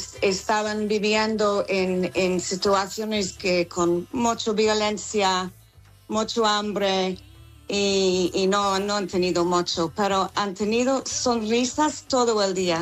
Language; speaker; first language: Spanish; non-native, fluent; English